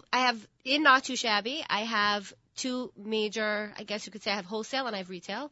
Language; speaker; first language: English; native; English